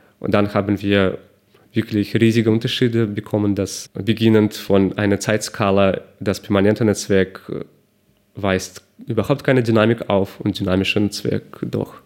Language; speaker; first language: German; non-native, fluent; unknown